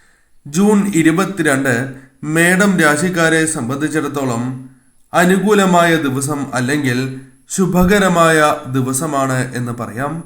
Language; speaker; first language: Malayalam; native; Malayalam